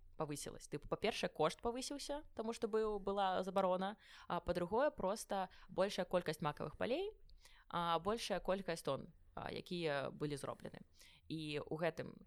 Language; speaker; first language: Belarusian; non-native, local second language; Russian